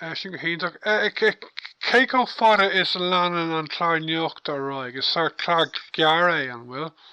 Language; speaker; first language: Irish; non-native, local second language; English